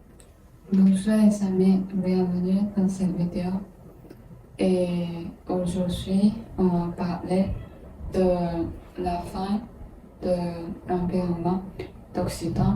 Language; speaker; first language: French; non-native, learner; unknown